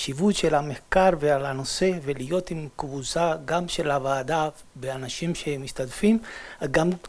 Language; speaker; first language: Hebrew; non-native, fluent; Spanish